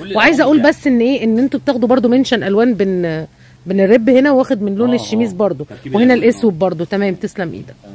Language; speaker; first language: Arabic; native; Arabic